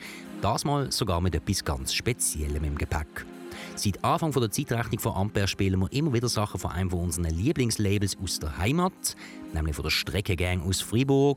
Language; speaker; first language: German; native; German